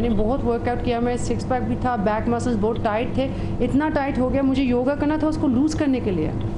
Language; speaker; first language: Hindi; non-native, fluent; English